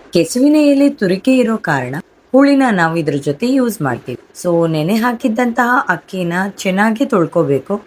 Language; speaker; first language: Kannada; non-native, local second language; Tulu